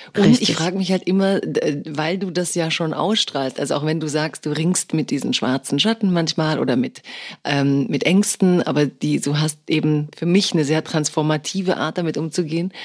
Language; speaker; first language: German; early bilingual, other home language; Croatian